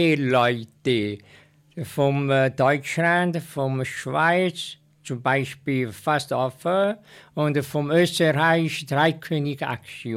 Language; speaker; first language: German; non-native, learner; Chinese